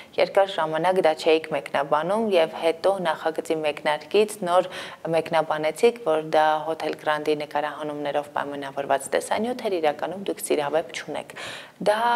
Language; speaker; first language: Armenian; native; Armenian